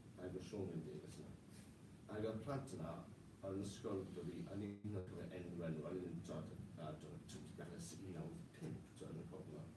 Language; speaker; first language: Welsh; non-native, local second language; English